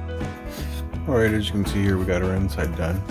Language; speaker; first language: English; native; English